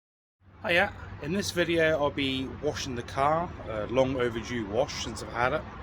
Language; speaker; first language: English; native; English